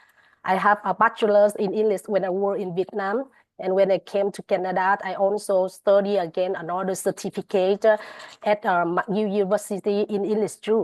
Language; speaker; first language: English; non-native, fluent; Vietnamese